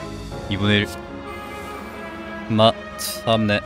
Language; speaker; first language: Korean; native; Korean